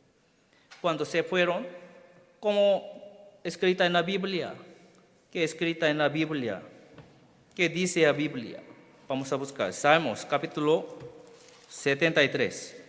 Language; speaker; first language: Spanish; non-native, fluent; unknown